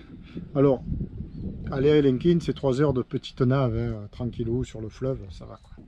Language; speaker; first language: French; native; French